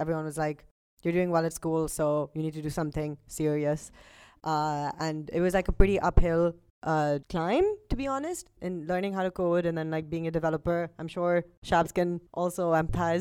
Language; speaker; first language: English; non-native, local second language; Urdu